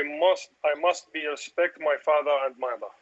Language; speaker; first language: English; non-native, learner; Arabic